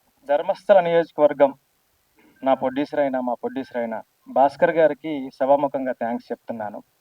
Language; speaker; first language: Telugu; native; Telugu